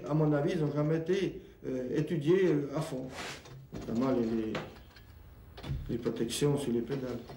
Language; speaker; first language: French; native; French